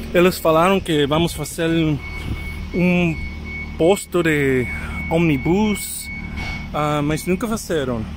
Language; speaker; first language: Portuguese; non-native, learner; English